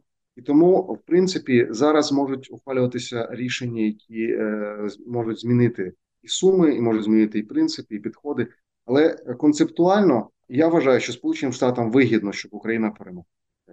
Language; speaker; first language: Ukrainian; native; Ukrainian